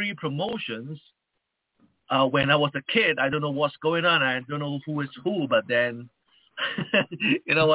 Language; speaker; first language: English; non-native, local second language; Chinese